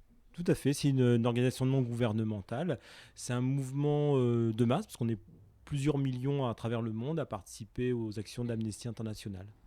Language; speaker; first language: French; native; French